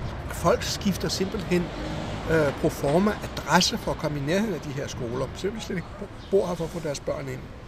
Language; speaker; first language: Danish; native; Danish